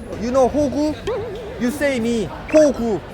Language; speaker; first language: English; non-native, learner; Korean